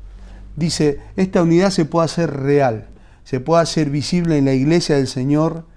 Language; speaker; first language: Spanish; native; Spanish